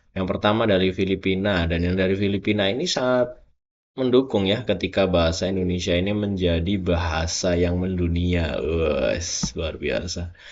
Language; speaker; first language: Indonesian; native; Indonesian